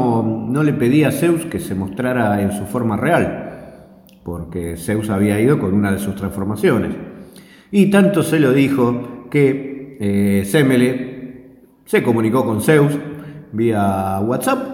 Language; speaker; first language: Spanish; native; Spanish